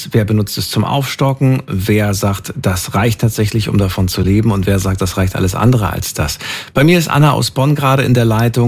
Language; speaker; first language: German; native; German